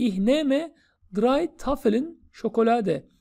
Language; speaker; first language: German; non-native, fluent; Turkish